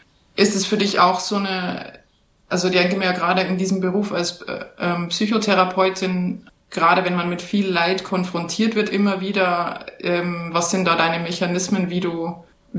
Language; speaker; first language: German; native; German